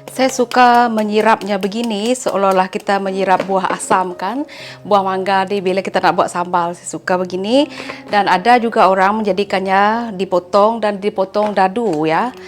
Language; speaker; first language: Malay; non-native, local second language; Iban